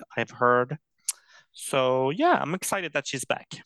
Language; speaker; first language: English; non-native, fluent; Swedish